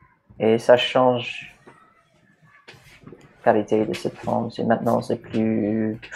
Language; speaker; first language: French; non-native, learner; English